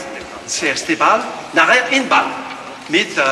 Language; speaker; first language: German; non-native, learner; French